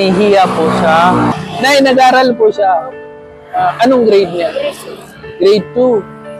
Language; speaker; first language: Filipino; non-native, learner; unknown